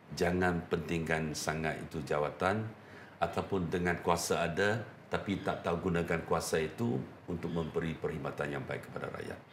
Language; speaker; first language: Malay; non-native, local second language; Chinese